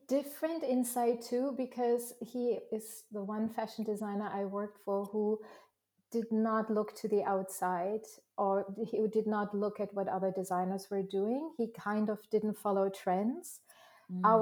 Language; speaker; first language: English; non-native, fluent; German